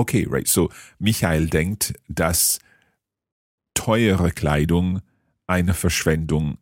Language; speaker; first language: German; non-native, learner; English